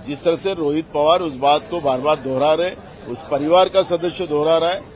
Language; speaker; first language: Hindi; non-native, local second language; Marathi